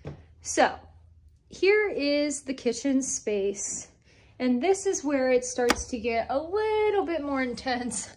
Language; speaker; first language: English; native; English